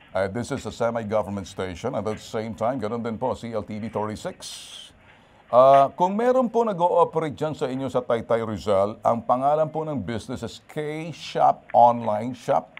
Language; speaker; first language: Filipino; native; Filipino